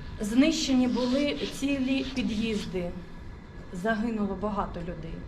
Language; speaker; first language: Ukrainian; non-native, local second language; Russian